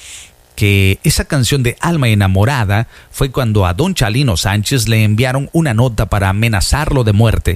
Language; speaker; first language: Spanish; native; Spanish